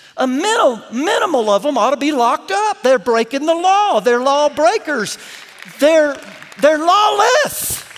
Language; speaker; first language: English; native; English